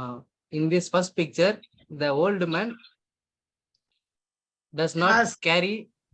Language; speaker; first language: English; non-native, learner; Tamil